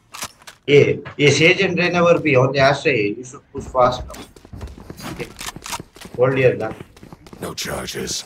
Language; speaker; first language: English; non-native, local second language; Kannada